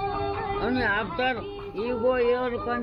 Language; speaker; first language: English; non-native, learner; Nepali